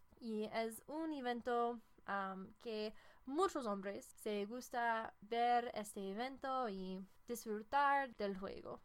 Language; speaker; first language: Spanish; non-native, fluent; English